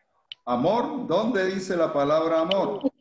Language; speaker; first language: Spanish; native; Spanish